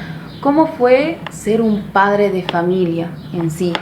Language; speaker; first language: Spanish; native; Spanish